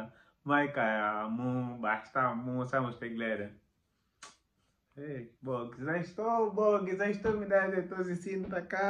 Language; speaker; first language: Bulgarian; non-native, learner; Macedonian